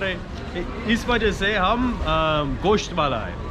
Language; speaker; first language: Hindi; non-native, learner; Turkish